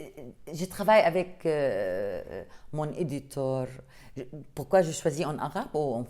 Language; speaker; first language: French; non-native, fluent; Arabic